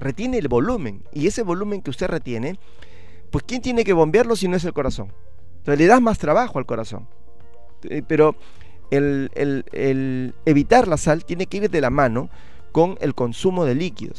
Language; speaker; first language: Spanish; native; Spanish